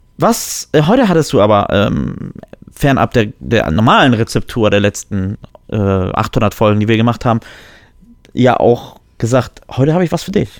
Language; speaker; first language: German; early bilingual, other home language; Polish